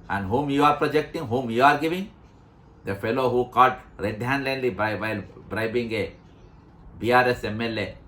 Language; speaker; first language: English; non-native, local second language; Telugu